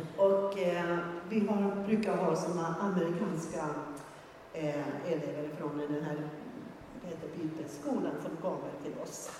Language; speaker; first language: Swedish; non-native, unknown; Finnish